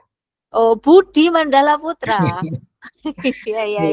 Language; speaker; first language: Indonesian; native; Indonesian